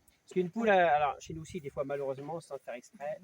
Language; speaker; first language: French; native; French